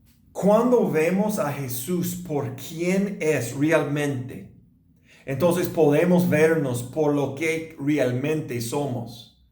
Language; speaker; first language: Spanish; non-native, learner; English